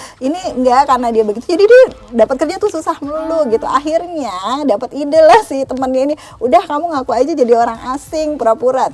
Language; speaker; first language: Indonesian; native; Indonesian